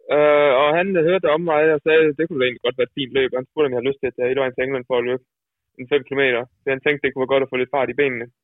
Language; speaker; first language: Danish; early bilingual, other home language; Dutch